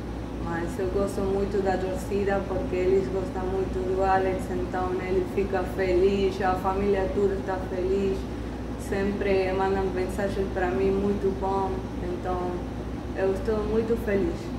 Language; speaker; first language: Portuguese; non-native, learner; Spanish